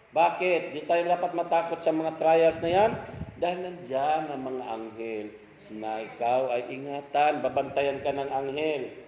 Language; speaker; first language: Filipino; non-native, local second language; Cebuano